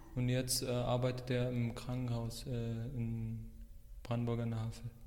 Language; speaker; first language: German; non-native, fluent; Arabic